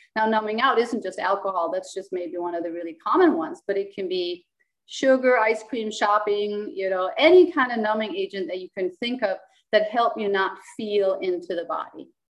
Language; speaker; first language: English; non-native, fluent; Danish